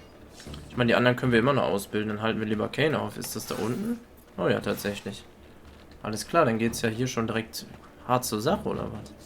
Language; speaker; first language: German; native; German